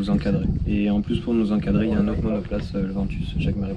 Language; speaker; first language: French; native; French